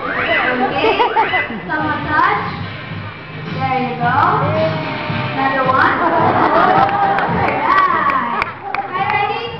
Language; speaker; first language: English; non-native, local second language; Filipino